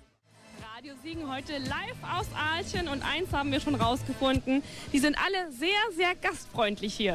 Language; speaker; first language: German; native; German